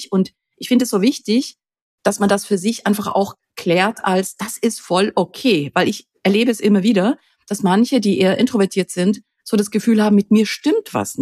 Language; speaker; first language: German; native; German